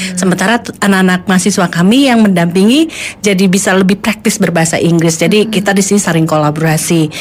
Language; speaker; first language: Indonesian; native; Indonesian